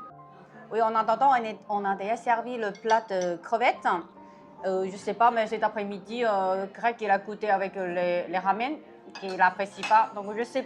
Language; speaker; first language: French; non-native, fluent; Chinese